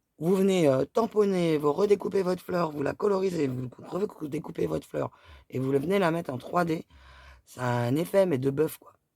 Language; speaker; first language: French; native; French